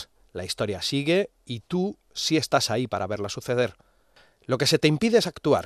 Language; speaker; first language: Spanish; native; Spanish